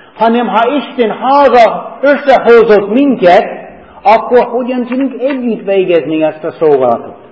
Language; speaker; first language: Hungarian; non-native, fluent; English